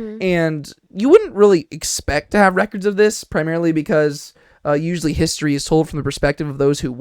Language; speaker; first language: English; native; English